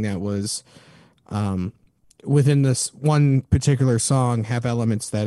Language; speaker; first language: English; native; English